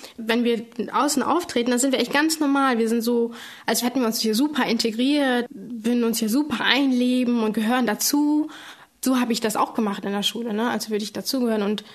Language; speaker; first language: German; early bilingual, other home language; Tamil